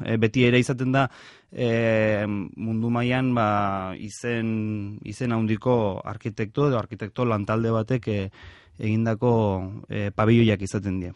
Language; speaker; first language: Basque; native; Basque